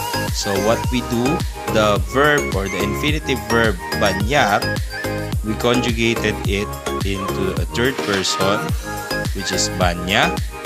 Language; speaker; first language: English; non-native, local second language; Filipino